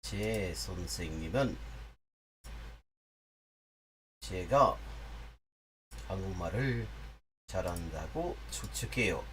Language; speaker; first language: Korean; non-native, learner; English